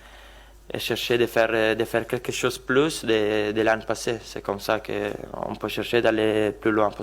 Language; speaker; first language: French; non-native, learner; Italian